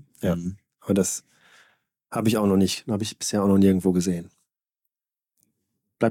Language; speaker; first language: German; native; German